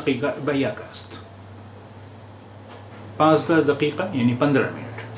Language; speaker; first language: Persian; non-native, fluent; Hindi